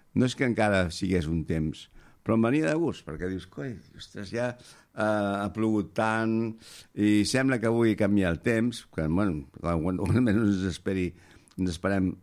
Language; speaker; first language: Catalan; native; Catalan